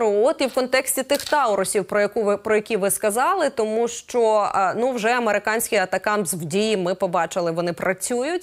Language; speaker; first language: Ukrainian; native; Ukrainian